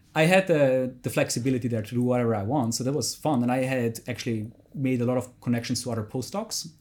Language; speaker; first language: English; non-native, fluent; German